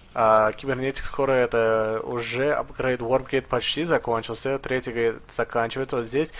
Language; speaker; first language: Russian; early bilingual, heritage; Russian